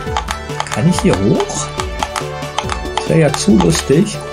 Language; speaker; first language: German; native; German